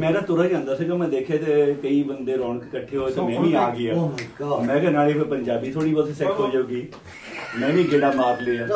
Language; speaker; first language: Punjabi; non-native, fluent; English